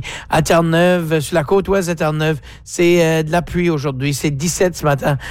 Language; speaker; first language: French; native; French